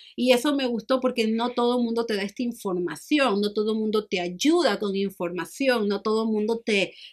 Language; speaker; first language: Spanish; native; Spanish